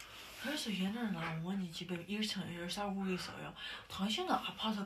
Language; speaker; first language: Korean; non-native, learner; Chinese